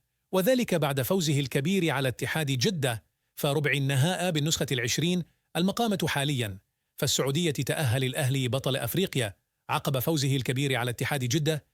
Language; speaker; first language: Arabic; native; Arabic